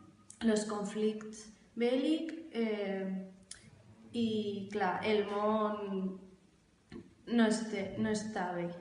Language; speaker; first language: Catalan; non-native, learner; Spanish